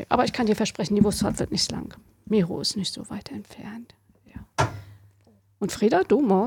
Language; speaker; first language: German; native; German